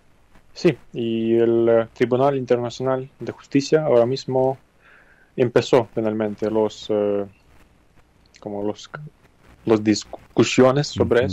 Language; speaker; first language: Spanish; non-native, fluent; Ukrainian